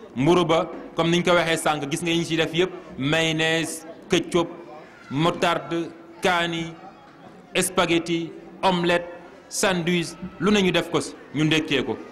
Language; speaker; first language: Wolof; native; Wolof